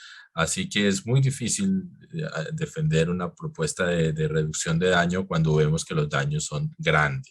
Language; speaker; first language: Spanish; native; Spanish